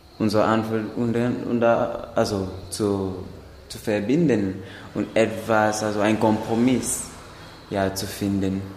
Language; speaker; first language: German; non-native, learner; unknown